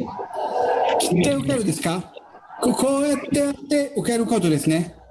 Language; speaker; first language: Japanese; non-native, fluent; Italian